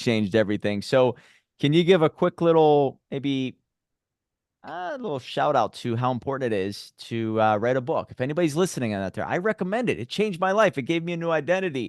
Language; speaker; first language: English; native; English